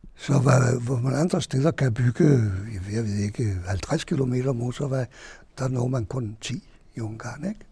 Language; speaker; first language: Danish; non-native, fluent; Hungarian